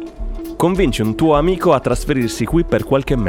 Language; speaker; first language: Italian; native; Italian